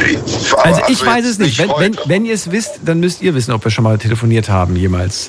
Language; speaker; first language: German; native; German